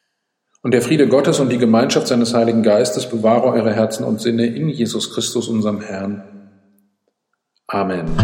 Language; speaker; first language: German; native; German